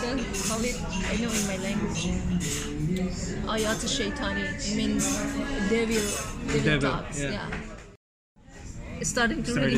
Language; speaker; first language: English; non-native, learner; Persian